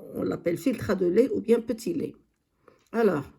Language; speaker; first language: French; non-native, local second language; Arabic